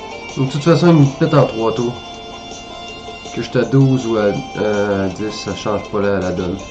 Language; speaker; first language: French; native; French